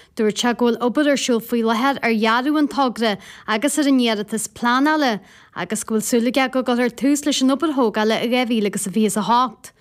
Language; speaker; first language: Irish; native; Irish